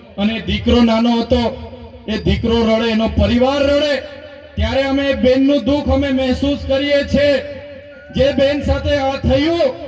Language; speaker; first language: Gujarati; non-native, local second language; Vasavi